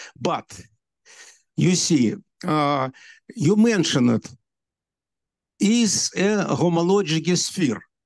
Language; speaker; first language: English; non-native, learner; Russian